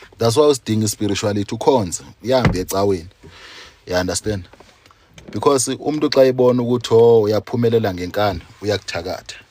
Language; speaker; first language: Zulu; non-native, local second language; Xhosa